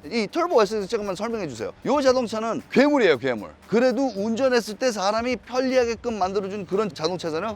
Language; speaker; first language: Korean; early bilingual, heritage; Korean